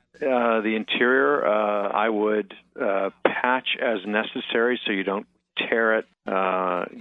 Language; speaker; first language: English; native; English